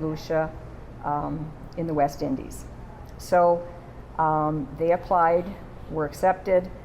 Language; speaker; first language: English; native; English